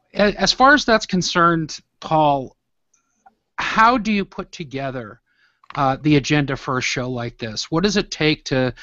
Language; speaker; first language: English; native; English